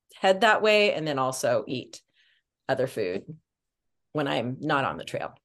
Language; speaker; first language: English; native; English